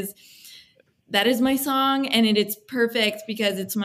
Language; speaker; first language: English; native; English